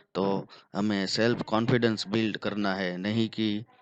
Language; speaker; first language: Hindi; non-native, local second language; Gujarati